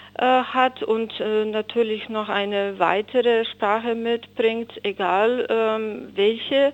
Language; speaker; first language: German; non-native, fluent; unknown